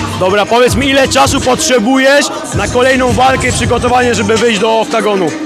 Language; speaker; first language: Polish; native; Polish